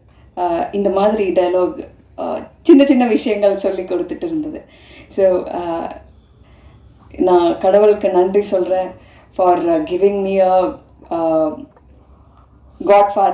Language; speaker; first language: Tamil; non-native, fluent; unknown